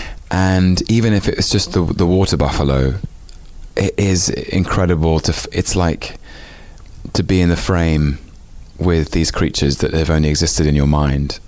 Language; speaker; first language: English; native; English